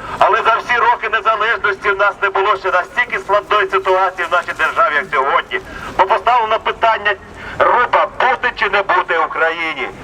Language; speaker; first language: Ukrainian; native; Ukrainian